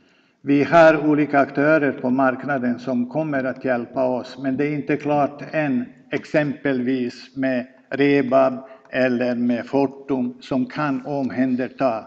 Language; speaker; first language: Swedish; non-native, fluent; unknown